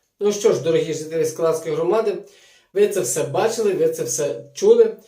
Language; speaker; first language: Ukrainian; native; Ukrainian